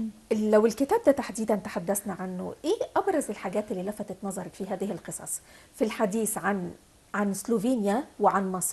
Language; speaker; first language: Arabic; native; Arabic